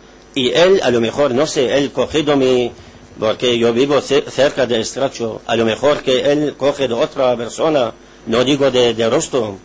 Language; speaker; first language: Spanish; non-native, learner; Arabic